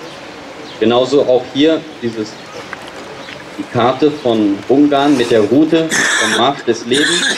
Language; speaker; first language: German; native; German